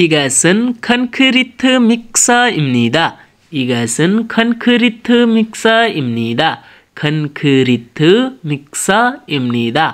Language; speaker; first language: Korean; non-native, learner; Nepali